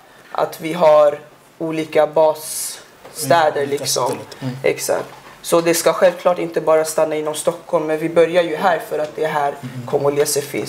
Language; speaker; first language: Swedish; early bilingual, other home language; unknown